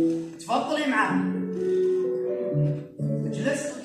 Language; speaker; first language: Arabic; native; Arabic